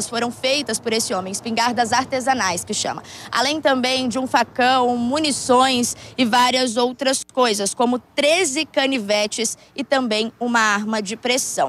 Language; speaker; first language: Portuguese; native; Portuguese